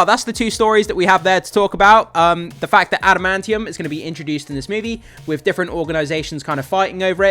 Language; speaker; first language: English; native; English